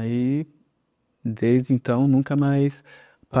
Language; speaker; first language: Portuguese; native; Portuguese